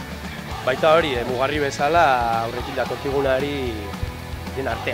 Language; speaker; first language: Basque; native; Basque